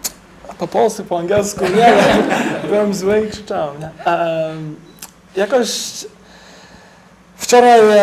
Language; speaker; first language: Polish; early bilingual, heritage; English